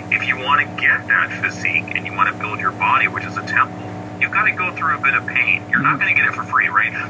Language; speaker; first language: English; native; English